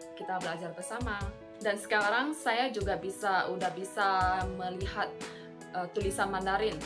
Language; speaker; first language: Indonesian; native; Indonesian